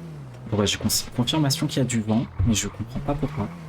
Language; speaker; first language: French; native; French